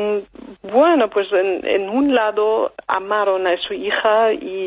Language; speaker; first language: Spanish; non-native, fluent; German